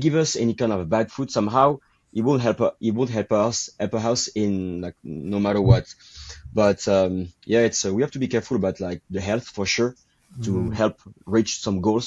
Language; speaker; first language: English; non-native, fluent; French